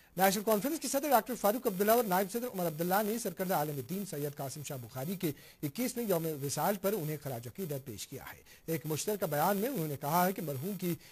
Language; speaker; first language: Urdu; non-native, local second language; Kashmiri